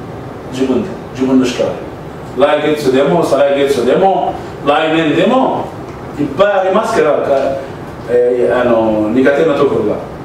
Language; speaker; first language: Japanese; non-native, learner; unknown